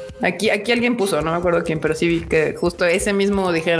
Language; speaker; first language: Spanish; native; Spanish